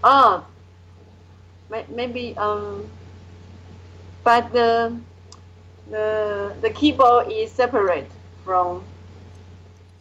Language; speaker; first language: English; non-native, learner; Chinese